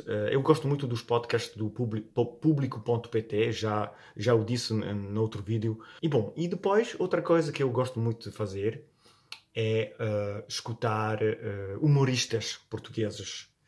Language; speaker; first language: Portuguese; non-native, fluent; Italian